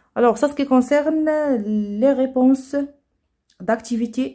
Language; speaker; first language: French; non-native, local second language; Arabic